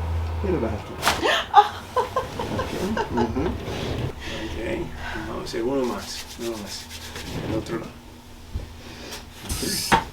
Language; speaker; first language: Spanish; early bilingual, heritage; Spanish